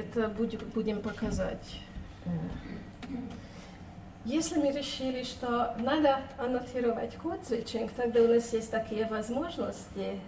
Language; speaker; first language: Russian; non-native, fluent; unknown